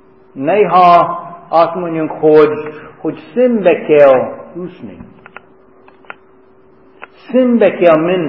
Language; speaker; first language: Hungarian; non-native, fluent; English